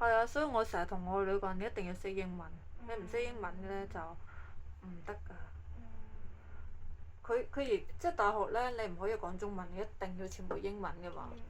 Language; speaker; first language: Cantonese; native; Cantonese